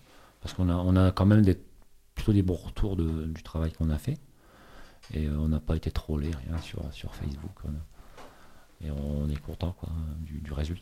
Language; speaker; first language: French; native; French